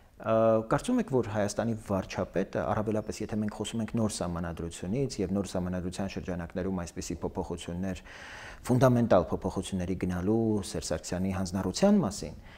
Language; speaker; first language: Armenian; native; Armenian